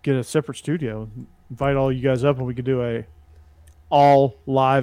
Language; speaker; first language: English; native; English